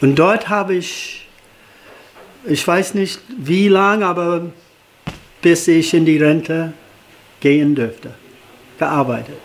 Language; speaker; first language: German; non-native, fluent; English